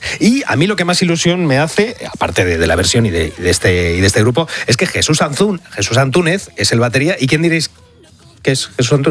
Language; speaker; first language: Spanish; native; Spanish